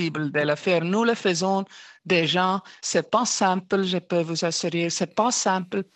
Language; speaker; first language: French; non-native, fluent; Estonian